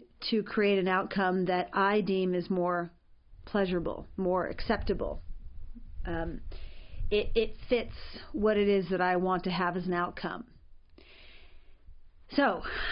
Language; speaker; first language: English; native; English